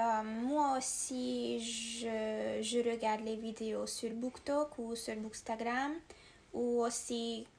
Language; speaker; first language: French; non-native, learner; Hungarian